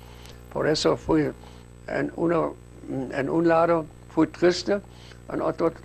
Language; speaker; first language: Spanish; non-native, fluent; German